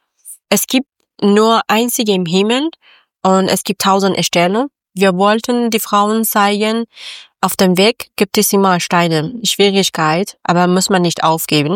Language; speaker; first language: German; non-native, learner; Persian